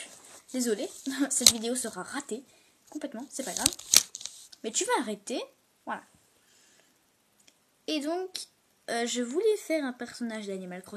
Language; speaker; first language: French; native; French